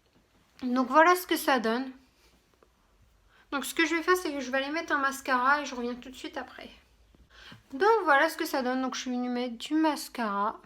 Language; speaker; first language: French; native; French